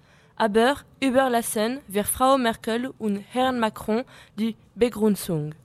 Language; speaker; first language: German; non-native, learner; French